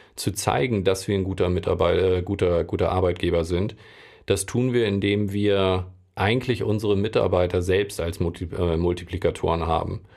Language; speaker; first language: German; native; German